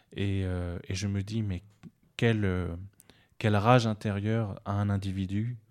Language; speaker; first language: French; native; French